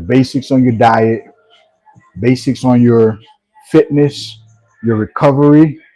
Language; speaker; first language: English; native; English